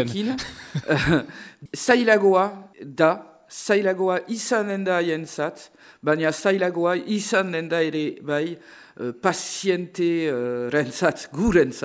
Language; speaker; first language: Basque; non-native, local second language; French